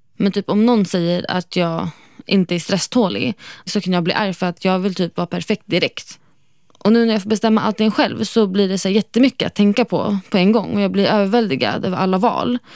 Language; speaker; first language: Swedish; non-native, fluent; Arabic